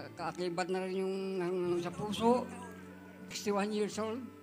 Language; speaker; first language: Filipino; native; Filipino